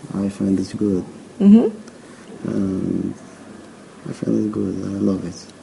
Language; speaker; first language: English; non-native, learner; Arabic